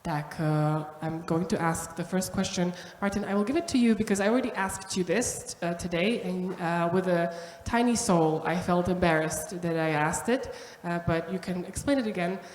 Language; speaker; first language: English; non-native, fluent; Slovak